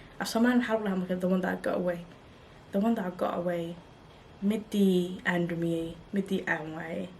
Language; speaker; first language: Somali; early bilingual, heritage; Somali